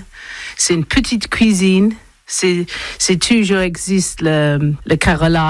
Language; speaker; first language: French; non-native, learner; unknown